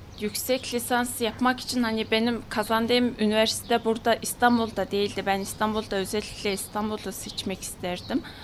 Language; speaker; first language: Turkish; non-native, fluent; Mongolian